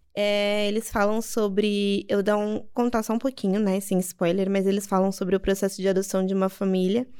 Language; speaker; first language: Portuguese; native; Portuguese